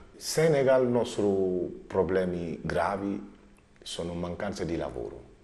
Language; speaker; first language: Italian; non-native, learner; Wolof